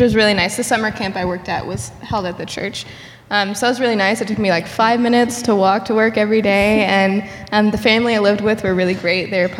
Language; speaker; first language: English; native; English